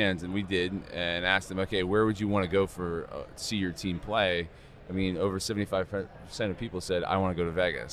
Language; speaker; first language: English; native; English